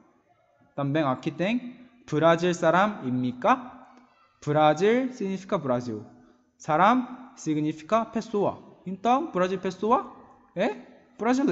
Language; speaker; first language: Portuguese; non-native, learner; Korean